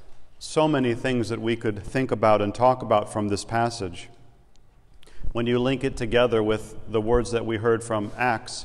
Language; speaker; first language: English; native; English